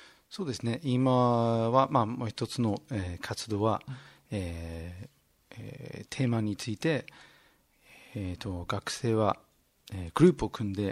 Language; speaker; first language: Japanese; non-native, fluent; English